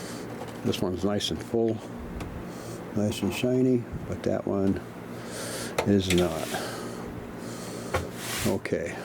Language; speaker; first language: English; native; English